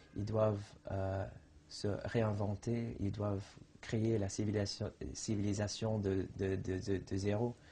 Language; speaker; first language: French; non-native, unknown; English